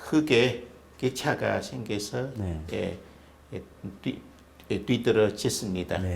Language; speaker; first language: Korean; non-native, fluent; Vietnamese